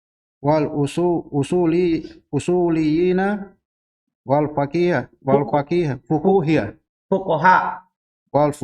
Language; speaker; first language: Arabic; non-native, learner; Indonesian